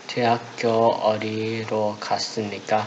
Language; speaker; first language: Korean; non-native, learner; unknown